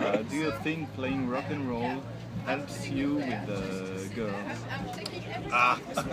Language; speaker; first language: English; non-native, fluent; French